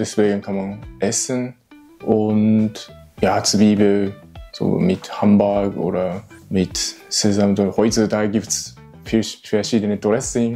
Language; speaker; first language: German; non-native, learner; Japanese